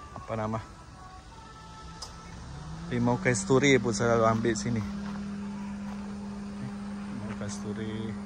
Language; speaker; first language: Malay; non-native, local second language; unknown